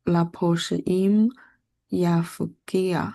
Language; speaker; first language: Hebrew; non-native, learner; English